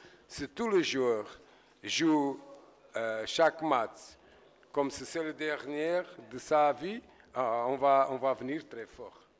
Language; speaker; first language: French; non-native, fluent; Portuguese